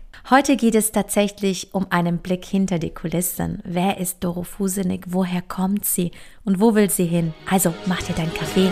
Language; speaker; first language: German; early bilingual, other home language; Polish